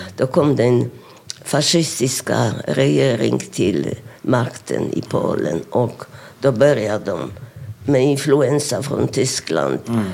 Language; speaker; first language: Swedish; non-native, fluent; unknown